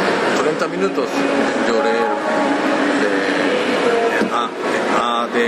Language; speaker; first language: Spanish; non-native, learner; Japanese